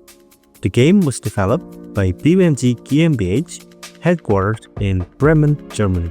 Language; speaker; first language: English; non-native, fluent; Indonesian